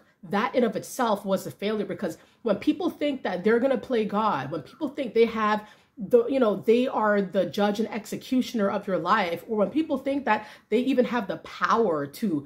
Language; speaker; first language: English; native; English